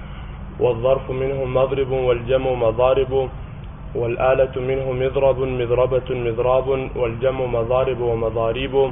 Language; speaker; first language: Arabic; non-native, learner; Urdu